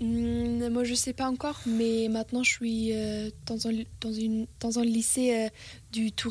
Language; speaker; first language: French; non-native, learner; German